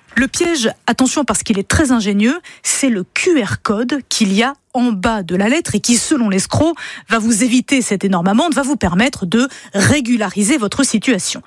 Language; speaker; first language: French; native; French